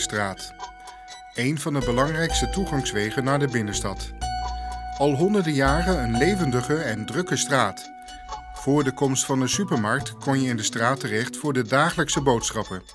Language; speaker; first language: Dutch; native; Dutch